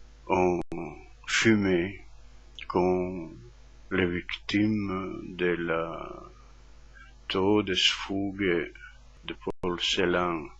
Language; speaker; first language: French; non-native, fluent; Croatian